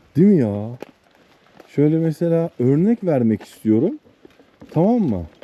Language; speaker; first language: Turkish; native; Turkish